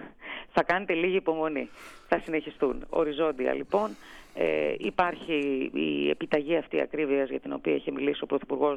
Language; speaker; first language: Greek; native; Greek